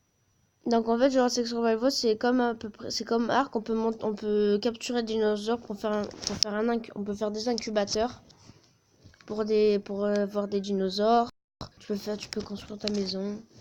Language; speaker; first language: French; native; French